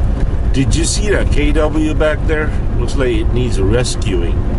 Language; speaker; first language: English; native; English